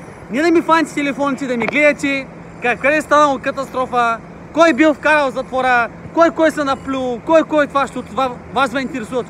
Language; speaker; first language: Bulgarian; native; Bulgarian